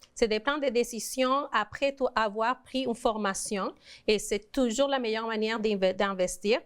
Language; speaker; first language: French; non-native, fluent; Spanish